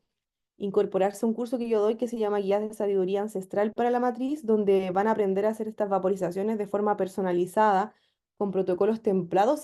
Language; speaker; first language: Spanish; native; Spanish